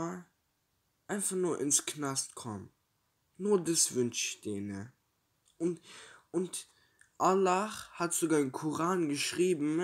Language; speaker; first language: German; early bilingual, other home language; Turkish